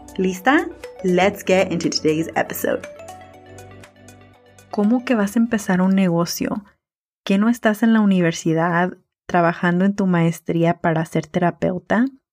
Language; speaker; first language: Spanish; early bilingual, heritage; Spanish